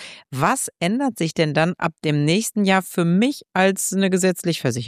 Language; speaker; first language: German; native; German